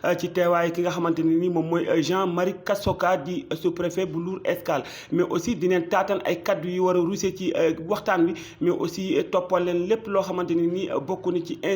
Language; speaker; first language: Wolof; native; Wolof